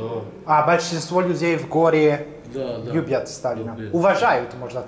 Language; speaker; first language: Russian; non-native, fluent; Italian